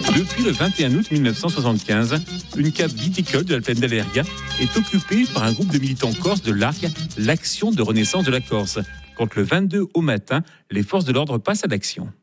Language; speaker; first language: French; native; French